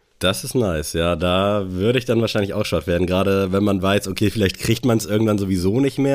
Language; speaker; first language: German; native; German